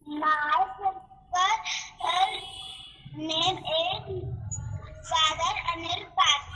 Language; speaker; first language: English; non-native, learner; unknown